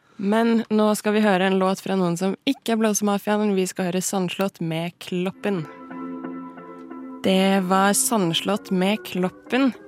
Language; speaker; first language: Norwegian; native; Norwegian